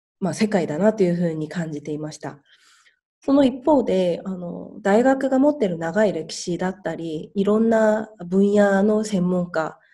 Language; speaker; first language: Japanese; non-native, fluent; Korean